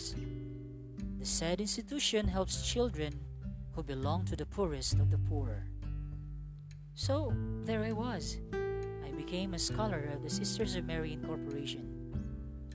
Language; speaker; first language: English; non-native, local second language; Cebuano